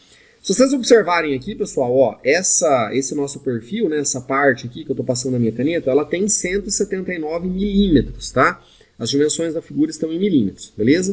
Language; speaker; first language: Portuguese; native; Portuguese